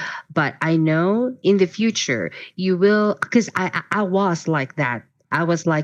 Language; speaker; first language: English; non-native, fluent; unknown